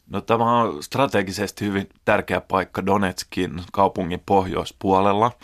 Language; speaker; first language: Finnish; native; Finnish